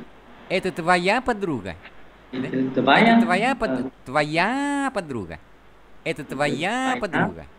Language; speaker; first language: Russian; non-native, fluent; Vietnamese